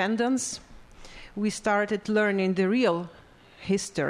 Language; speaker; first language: English; non-native, fluent; Ukrainian